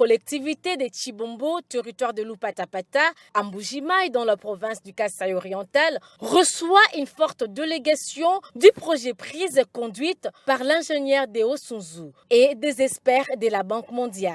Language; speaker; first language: French; native; French